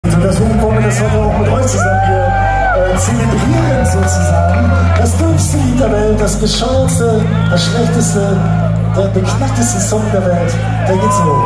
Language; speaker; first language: German; native; German